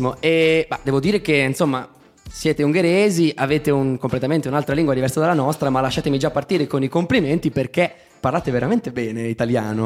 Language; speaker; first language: Italian; native; Italian